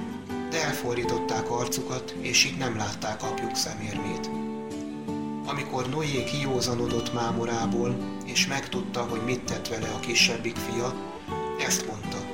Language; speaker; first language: Hungarian; native; Hungarian